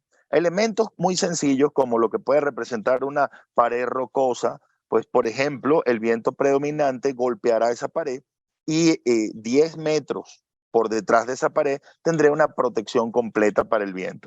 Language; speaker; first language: Spanish; native; Spanish